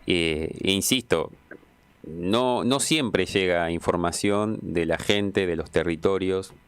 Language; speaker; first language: Spanish; native; Spanish